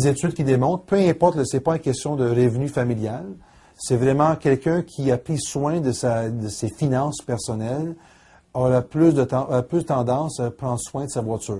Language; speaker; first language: French; native; French